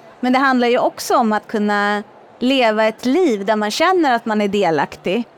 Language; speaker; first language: Swedish; native; Swedish